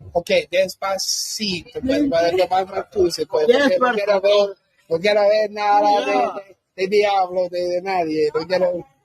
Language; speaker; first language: Spanish; non-native, learner; English